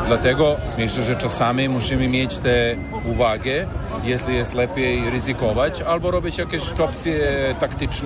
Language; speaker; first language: Polish; non-native, learner; Serbian